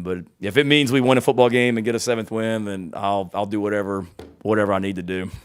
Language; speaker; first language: English; native; English